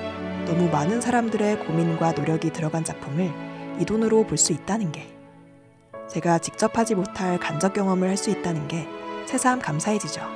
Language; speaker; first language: Korean; native; Korean